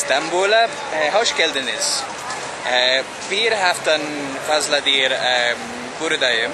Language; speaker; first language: Turkish; non-native, learner; English